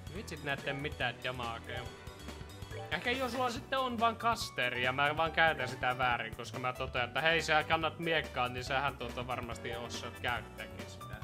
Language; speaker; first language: Finnish; native; Finnish